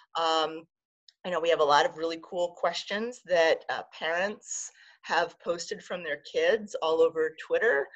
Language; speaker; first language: English; native; English